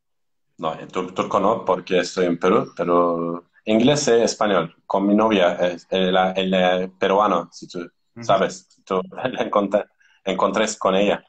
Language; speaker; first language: Spanish; non-native, learner; Turkish